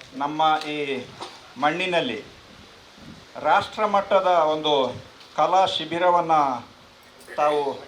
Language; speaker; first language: Kannada; non-native, local second language; Kodava